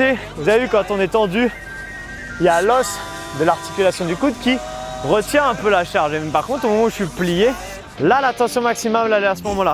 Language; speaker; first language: French; native; French